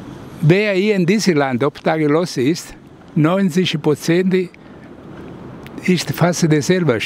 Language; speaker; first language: German; non-native, learner; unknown